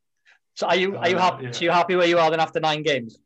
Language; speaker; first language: English; native; English